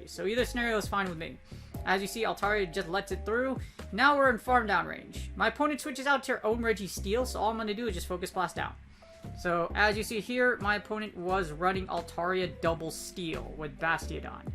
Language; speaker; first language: English; native; English